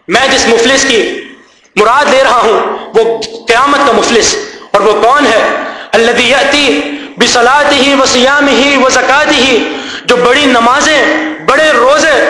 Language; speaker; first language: Urdu; native; Urdu